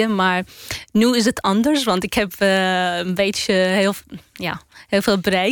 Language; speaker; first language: Dutch; non-native, learner; Arabic